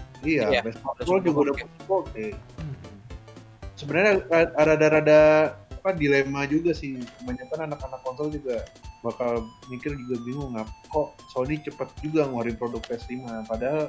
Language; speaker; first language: Indonesian; native; Indonesian